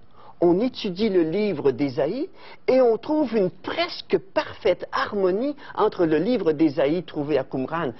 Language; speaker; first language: French; native; French